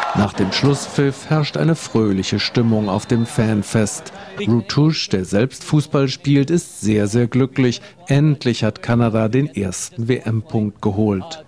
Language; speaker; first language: German; native; German